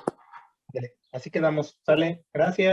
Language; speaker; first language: Spanish; native; Spanish